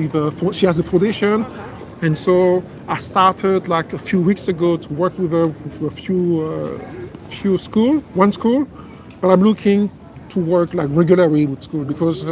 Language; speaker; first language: English; non-native, learner; French